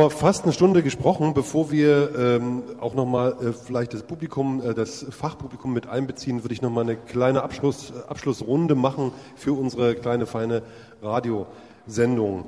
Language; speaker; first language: German; native; German